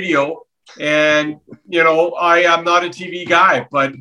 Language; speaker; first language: English; native; English